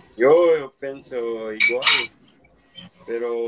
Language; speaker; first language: Italian; non-native, learner; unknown